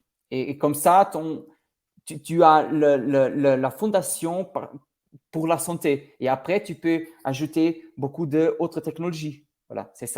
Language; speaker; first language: French; non-native, learner; Portuguese